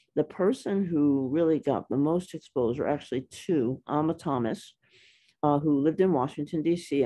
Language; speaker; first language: English; native; English